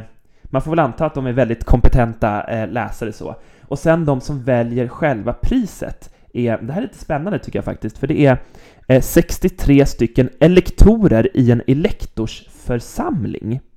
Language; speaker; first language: Swedish; native; Swedish